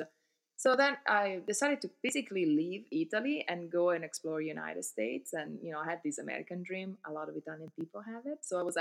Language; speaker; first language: English; non-native, fluent; Italian